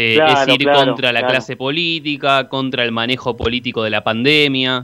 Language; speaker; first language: Spanish; native; Spanish